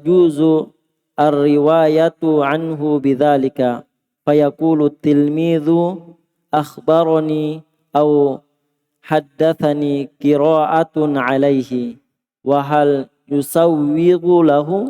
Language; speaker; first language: Arabic; non-native, learner; Indonesian